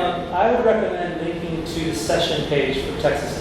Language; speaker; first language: English; native; English